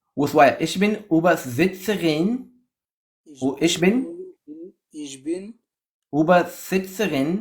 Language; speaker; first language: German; non-native, fluent; Pashto